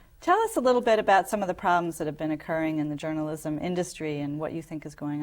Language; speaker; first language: English; native; English